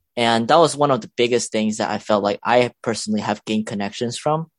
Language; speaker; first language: English; non-native, local second language; Cantonese